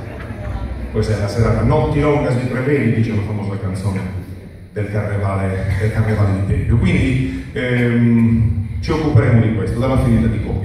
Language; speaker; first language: Italian; native; Italian